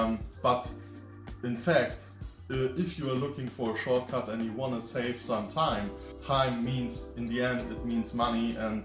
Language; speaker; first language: English; non-native, fluent; German